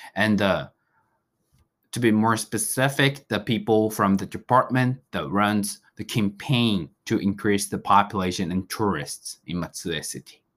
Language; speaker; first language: English; non-native, fluent; Japanese